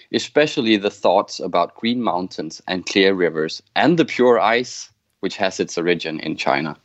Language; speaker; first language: English; non-native, fluent; Danish